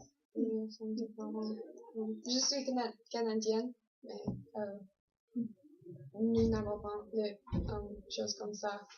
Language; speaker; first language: French; non-native, learner; English